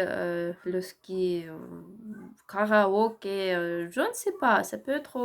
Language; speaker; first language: French; non-native, learner; Ukrainian